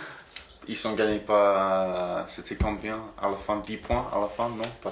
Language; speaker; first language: French; non-native, fluent; English